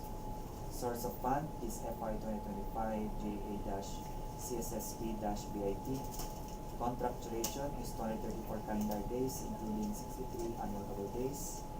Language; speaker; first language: English; non-native, local second language; Cebuano